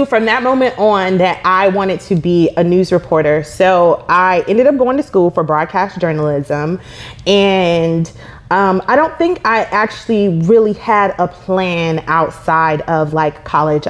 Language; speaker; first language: English; native; English